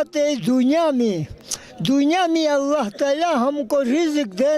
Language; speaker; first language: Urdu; non-native, local second language; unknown